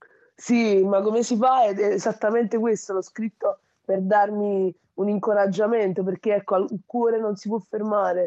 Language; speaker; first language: Italian; early bilingual, other home language; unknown